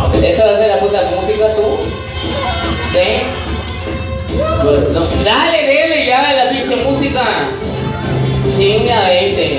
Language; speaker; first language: Spanish; native; Spanish